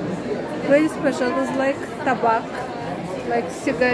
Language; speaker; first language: English; non-native, learner; Russian